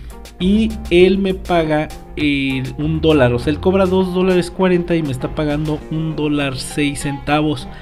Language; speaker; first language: Spanish; native; Spanish